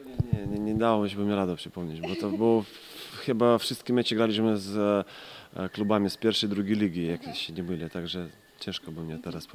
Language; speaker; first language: Polish; non-native, fluent; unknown